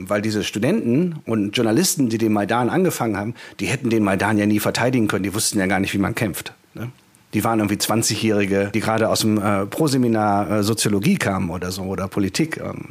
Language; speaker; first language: German; native; German